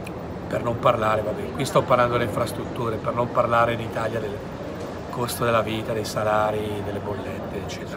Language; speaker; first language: Italian; native; Italian